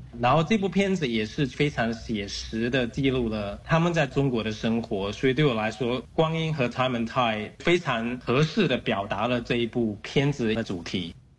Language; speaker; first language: Chinese; native; Chinese